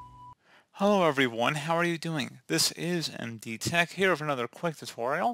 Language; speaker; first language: English; native; English